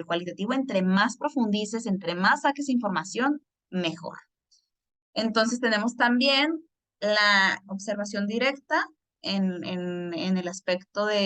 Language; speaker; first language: Spanish; native; Spanish